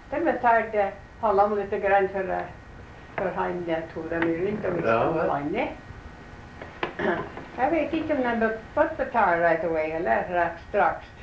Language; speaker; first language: Norwegian; early bilingual, heritage; Norwegian